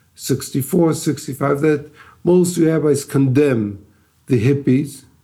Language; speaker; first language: English; native; English